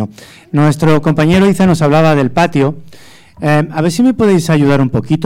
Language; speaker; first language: Spanish; native; Spanish